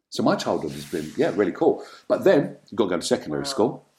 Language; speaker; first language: English; native; English